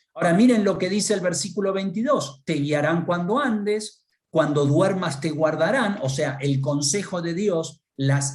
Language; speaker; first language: Spanish; native; Spanish